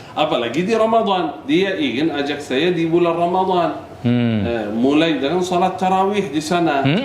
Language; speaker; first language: Indonesian; non-native, fluent; Arabic